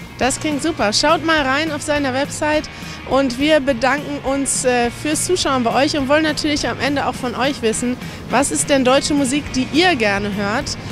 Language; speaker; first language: German; native; German